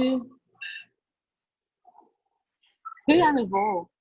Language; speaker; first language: French; non-native, learner; Portuguese